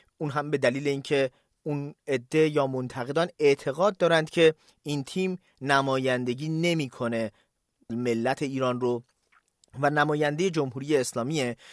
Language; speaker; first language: Persian; native; Persian